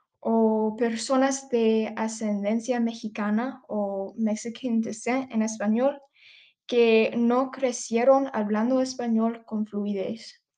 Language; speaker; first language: Spanish; early bilingual, heritage; English